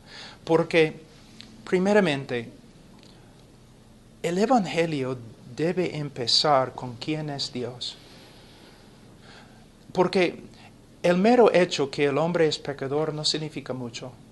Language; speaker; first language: Spanish; non-native, fluent; English